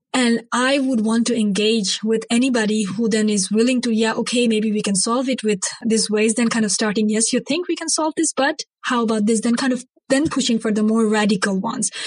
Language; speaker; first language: English; non-native, local second language; Bangla